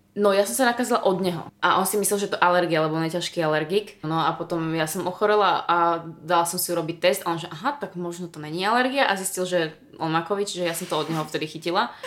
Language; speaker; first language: Slovak; native; Slovak